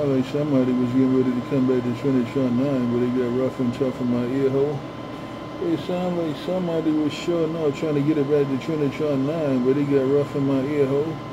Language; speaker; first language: English; native; English